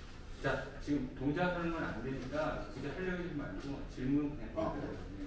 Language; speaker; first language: Korean; native; Korean